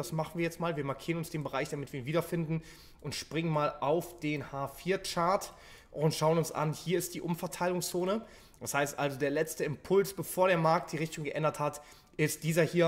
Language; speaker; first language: German; native; German